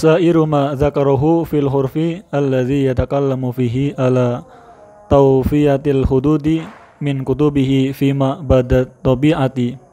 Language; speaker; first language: Arabic; non-native, learner; Indonesian